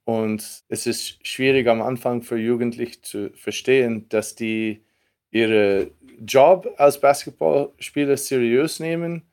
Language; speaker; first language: German; non-native, fluent; English